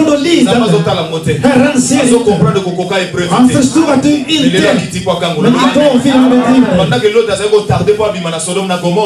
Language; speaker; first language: Swedish; non-native, fluent; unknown